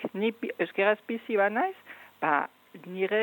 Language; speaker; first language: Basque; non-native, fluent; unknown